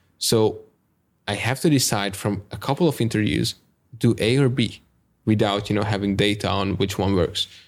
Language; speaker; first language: English; non-native, fluent; Hungarian